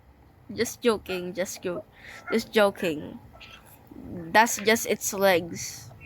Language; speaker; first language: English; non-native, local second language; Filipino